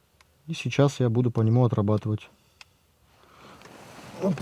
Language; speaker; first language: Russian; native; Russian